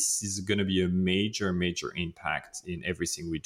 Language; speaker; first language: English; non-native, fluent; French